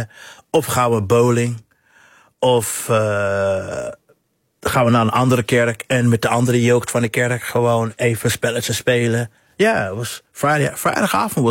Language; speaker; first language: Dutch; non-native, fluent; English